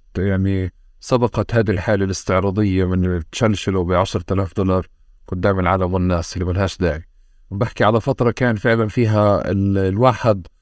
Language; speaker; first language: Arabic; native; Arabic